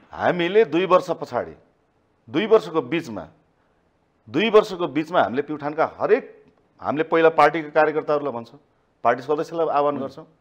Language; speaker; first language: Nepali; native; Nepali